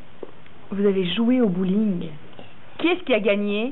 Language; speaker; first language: French; native; French